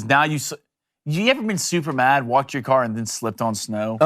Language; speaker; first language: English; native; English